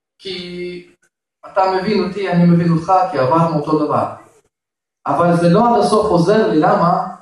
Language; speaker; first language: Hebrew; non-native, fluent; Russian